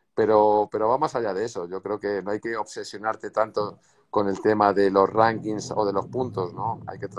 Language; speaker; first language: Spanish; native; Spanish